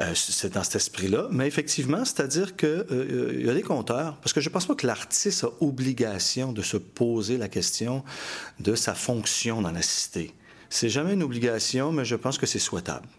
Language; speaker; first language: French; native; French